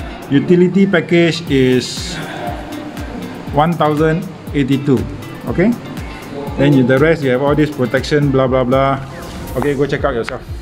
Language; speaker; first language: English; non-native, local second language; Malay